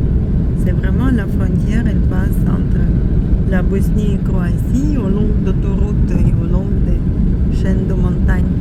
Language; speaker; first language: French; non-native, fluent; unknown